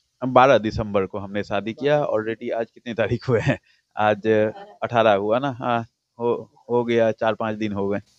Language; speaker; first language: Hindi; native; Hindi